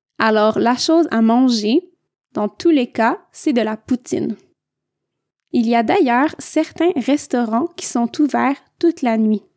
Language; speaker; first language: French; native; French